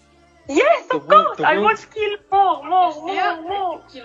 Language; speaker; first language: English; non-native, learner; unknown